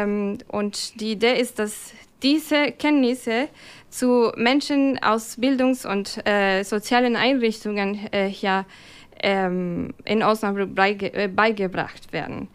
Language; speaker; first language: German; non-native, fluent; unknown